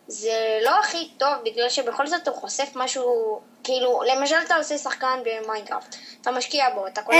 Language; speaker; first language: Hebrew; native; Hebrew